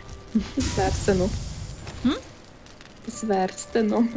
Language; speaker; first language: German; native; German